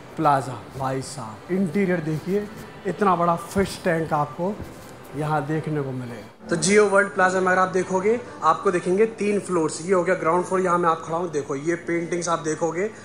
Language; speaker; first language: Hindi; non-native, local second language; Marathi